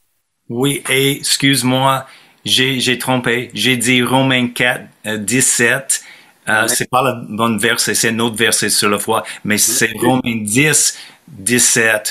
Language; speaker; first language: French; non-native, fluent; English